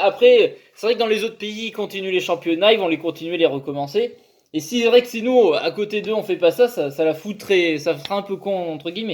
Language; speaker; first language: French; native; French